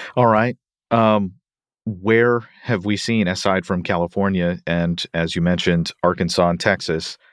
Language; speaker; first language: English; native; English